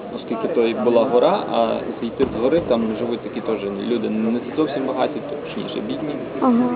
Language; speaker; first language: Ukrainian; native; Ukrainian